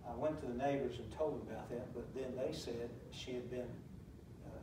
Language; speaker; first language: English; native; English